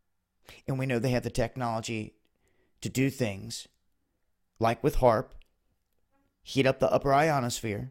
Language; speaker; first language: English; native; English